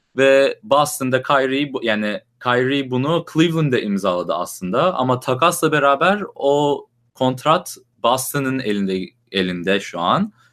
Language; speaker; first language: Turkish; native; Turkish